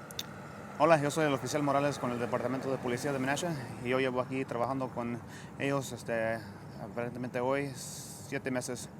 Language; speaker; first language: Spanish; early bilingual, heritage; Spanish